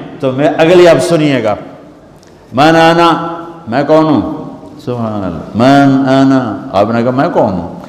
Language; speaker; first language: Urdu; non-native, local second language; Punjabi